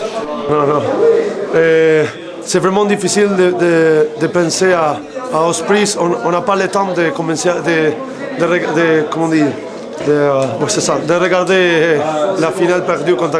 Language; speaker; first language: French; non-native, fluent; Spanish